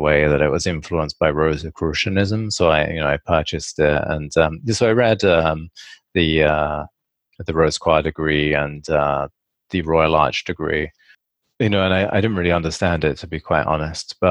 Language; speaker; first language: English; native; English